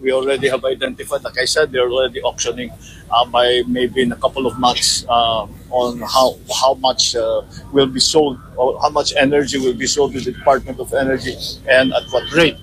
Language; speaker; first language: English; non-native, local second language; Filipino